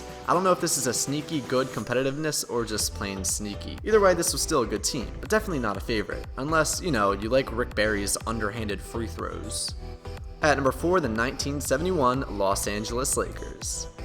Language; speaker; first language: English; native; English